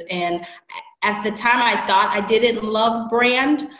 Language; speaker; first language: English; native; English